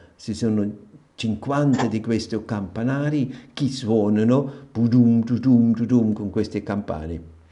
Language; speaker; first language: Italian; non-native, fluent; German